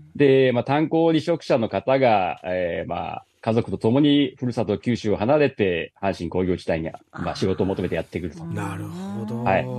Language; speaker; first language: Japanese; native; Japanese